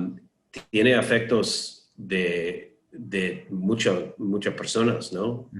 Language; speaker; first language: Spanish; non-native, learner; English